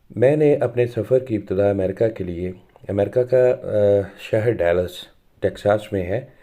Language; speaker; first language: Urdu; non-native, local second language; Punjabi